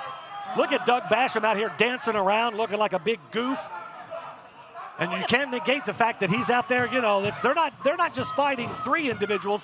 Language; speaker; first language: English; native; English